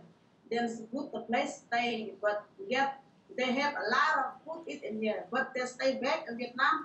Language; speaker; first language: English; non-native, learner; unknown